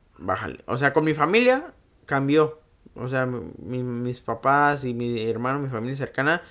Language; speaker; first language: Spanish; native; Spanish